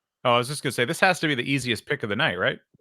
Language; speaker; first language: English; native; English